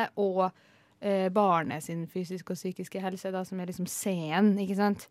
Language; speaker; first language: Norwegian; native; Norwegian